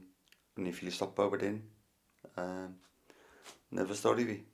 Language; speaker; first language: Welsh; non-native, learner; English